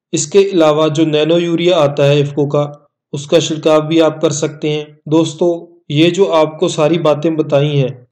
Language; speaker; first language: Hindi; non-native, local second language; Punjabi